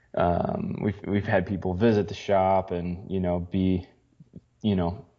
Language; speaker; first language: English; native; English